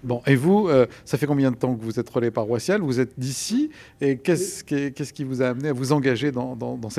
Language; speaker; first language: French; native; French